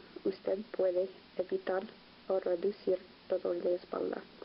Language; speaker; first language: Spanish; non-native, learner; English